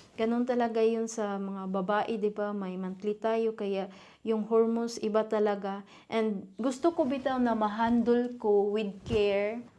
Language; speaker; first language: Filipino; non-native, local second language; Cebuano